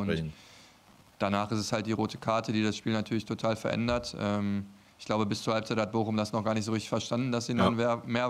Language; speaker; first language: German; native; German